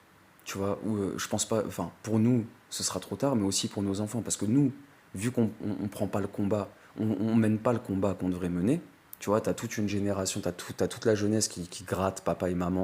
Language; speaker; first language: French; native; French